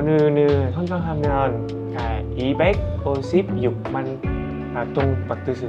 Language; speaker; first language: Korean; non-native, learner; Vietnamese